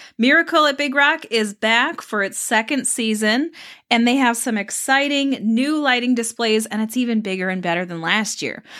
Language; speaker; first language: English; native; English